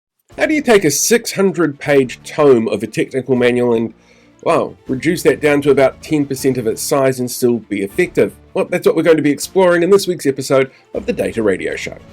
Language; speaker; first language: English; native; English